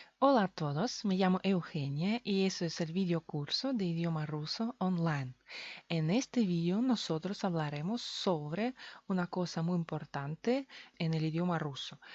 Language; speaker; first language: Spanish; non-native, fluent; Russian